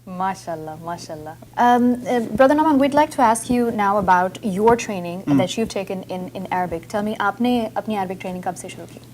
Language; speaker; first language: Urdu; native; Urdu